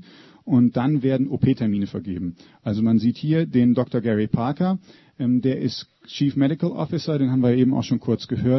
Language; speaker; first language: German; native; German